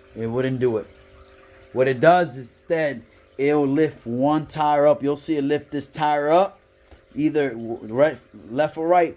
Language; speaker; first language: English; native; English